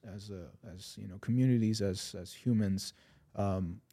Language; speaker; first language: English; non-native, fluent; Arabic